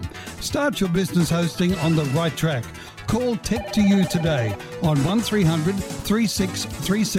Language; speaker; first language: English; native; English